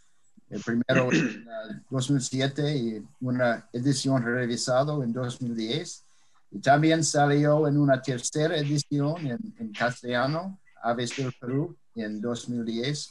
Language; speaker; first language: Spanish; non-native, fluent; English